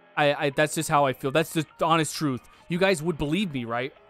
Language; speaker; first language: English; native; English